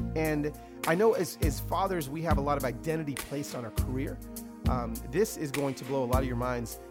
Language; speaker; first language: English; early bilingual, other home language; Spanish